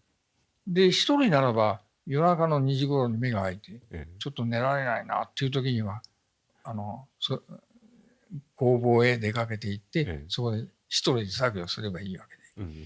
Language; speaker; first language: Japanese; native; Japanese